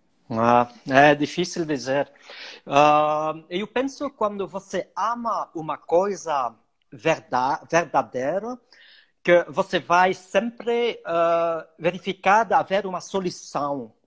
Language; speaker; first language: Portuguese; non-native, learner; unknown